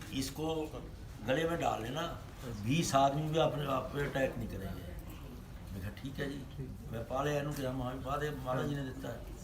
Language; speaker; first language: Hindi; non-native, local second language; Punjabi